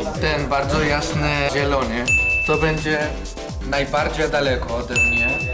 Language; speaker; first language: Polish; non-native, learner; Spanish